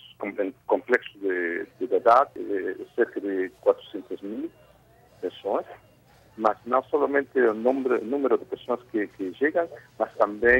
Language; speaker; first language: Portuguese; non-native, fluent; Spanish